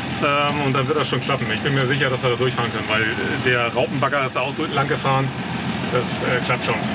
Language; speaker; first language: German; native; German